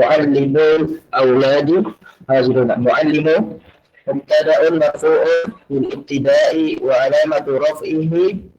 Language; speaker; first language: Arabic; non-native, learner; Indonesian